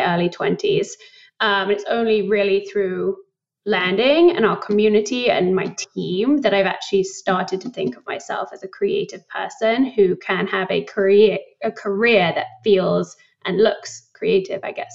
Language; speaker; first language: English; native; English